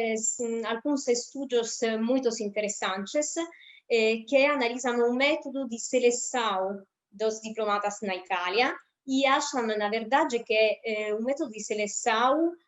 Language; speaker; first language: Portuguese; non-native, fluent; Italian